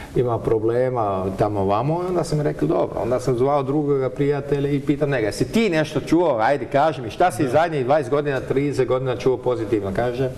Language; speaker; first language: Croatian; early bilingual, heritage; Croatian